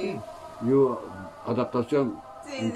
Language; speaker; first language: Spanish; non-native, learner; Turkish